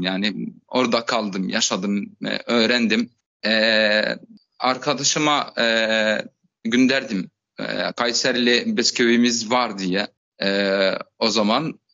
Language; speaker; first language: Turkish; non-native, fluent; Arabic